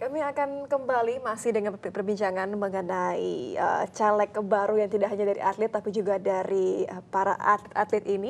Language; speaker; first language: Indonesian; native; Indonesian